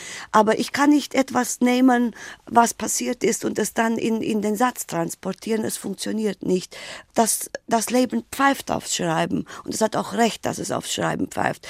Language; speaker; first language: German; native; German